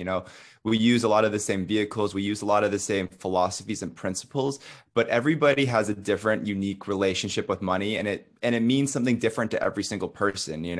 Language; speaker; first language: English; native; English